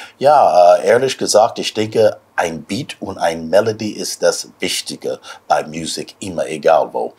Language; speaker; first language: German; non-native, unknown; English